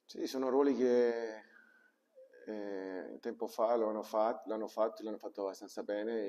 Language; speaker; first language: Italian; non-native, fluent; Spanish